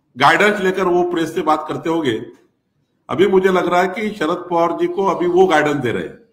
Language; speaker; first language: Hindi; non-native, local second language; Marathi